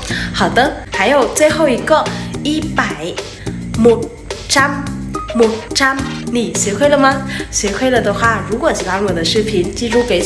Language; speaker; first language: Chinese; non-native, fluent; Vietnamese